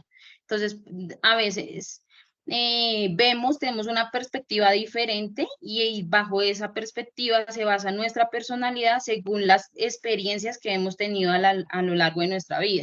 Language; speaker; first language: Spanish; native; Spanish